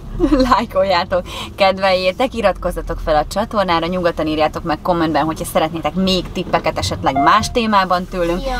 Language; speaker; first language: Hungarian; native; Hungarian